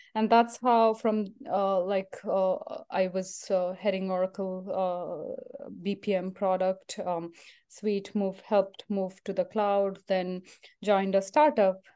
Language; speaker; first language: English; non-native, local second language; Marathi